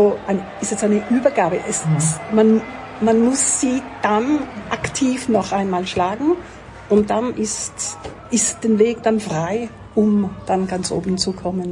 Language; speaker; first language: German; non-native, local second language; French